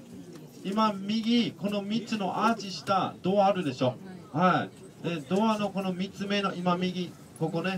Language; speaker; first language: Japanese; non-native, fluent; Chinese